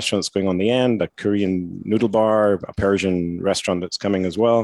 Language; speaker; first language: English; native; English